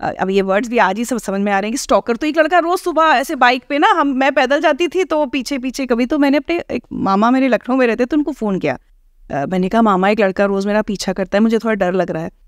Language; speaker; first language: Hindi; native; Hindi